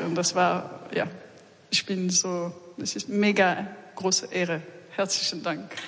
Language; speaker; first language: German; non-native, learner; French